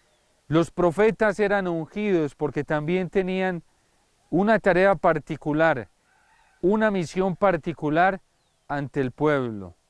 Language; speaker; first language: Spanish; native; Spanish